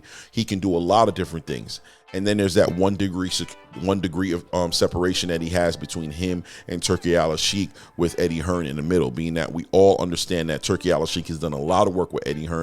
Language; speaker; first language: English; native; English